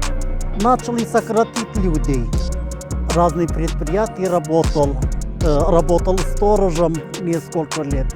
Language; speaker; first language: Russian; non-native, local second language; Turkmen